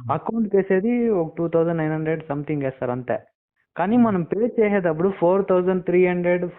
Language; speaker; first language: Telugu; non-native, local second language; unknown